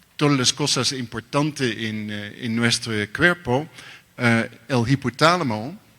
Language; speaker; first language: Spanish; non-native, learner; Dutch